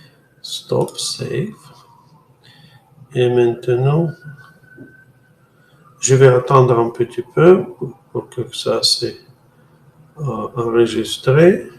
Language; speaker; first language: French; non-native, fluent; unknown